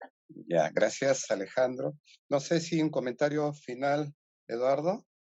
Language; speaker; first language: Spanish; native; Spanish